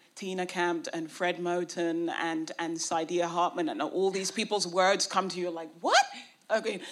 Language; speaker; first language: English; native; English